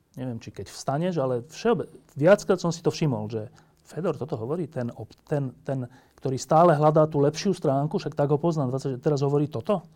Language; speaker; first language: Slovak; native; Slovak